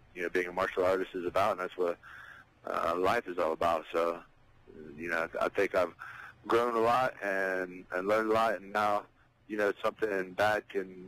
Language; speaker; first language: English; native; English